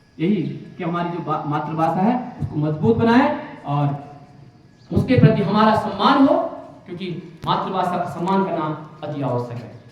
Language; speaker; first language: Hindi; native; Hindi